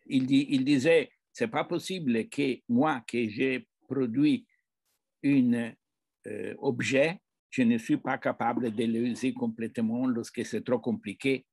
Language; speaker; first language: French; non-native, fluent; Italian